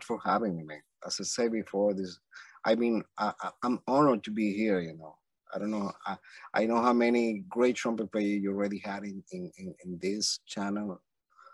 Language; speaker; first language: English; non-native, fluent; Spanish